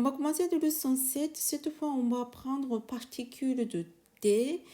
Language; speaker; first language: French; non-native, learner; Japanese